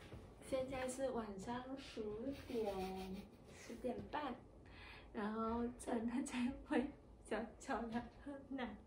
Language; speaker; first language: Chinese; non-native, fluent; Vietnamese